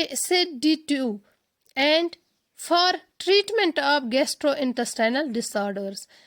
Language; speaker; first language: English; non-native, local second language; Urdu